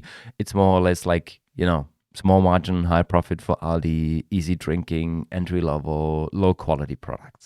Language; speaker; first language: English; non-native, fluent; German